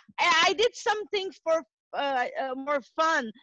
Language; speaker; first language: English; non-native, learner; Portuguese